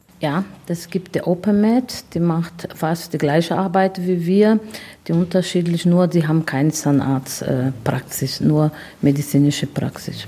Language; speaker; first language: German; non-native, fluent; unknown